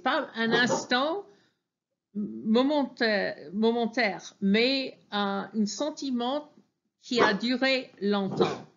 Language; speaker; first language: French; non-native, fluent; English